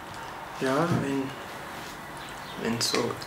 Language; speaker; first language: German; non-native, learner; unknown